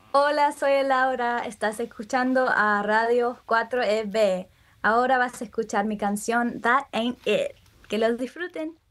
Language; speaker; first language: Spanish; early bilingual, heritage; English